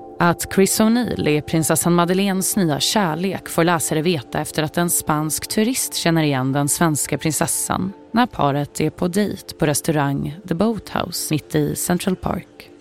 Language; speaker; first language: Swedish; native; Swedish